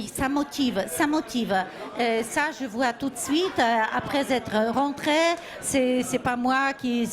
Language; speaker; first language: French; non-native, fluent; Polish